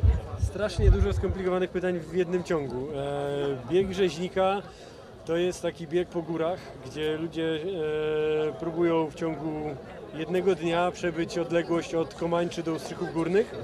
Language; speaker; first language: Polish; native; Polish